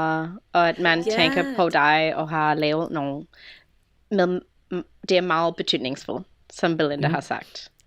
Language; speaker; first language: Danish; non-native, fluent; English